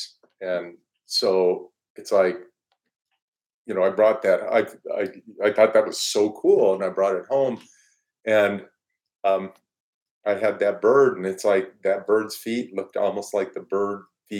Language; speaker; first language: English; native; English